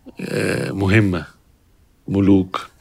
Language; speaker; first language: Arabic; native; Arabic